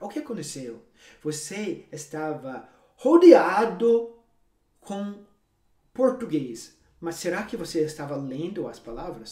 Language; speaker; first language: Portuguese; non-native, fluent; English